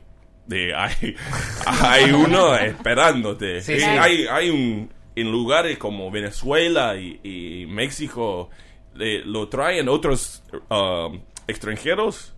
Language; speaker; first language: Spanish; non-native, learner; English